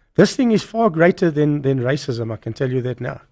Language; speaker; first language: English; native; English